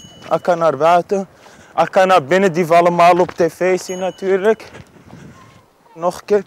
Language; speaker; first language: Dutch; early bilingual, other home language; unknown